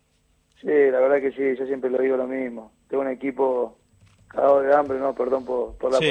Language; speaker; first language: Spanish; native; Spanish